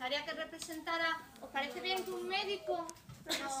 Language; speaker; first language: Spanish; native; Spanish